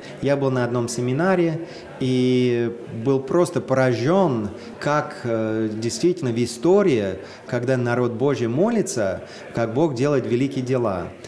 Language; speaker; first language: Russian; non-native, fluent; English